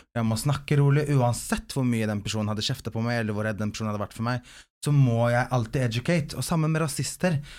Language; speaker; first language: Norwegian; early bilingual, other home language; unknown